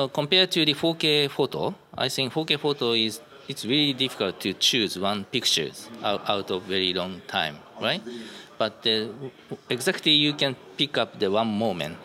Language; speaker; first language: English; non-native, learner; Japanese